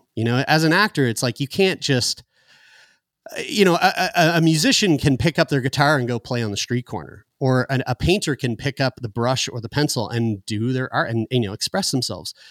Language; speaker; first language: English; native; English